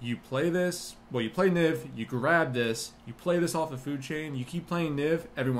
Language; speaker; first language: English; native; English